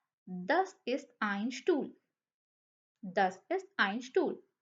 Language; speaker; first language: German; non-native, fluent; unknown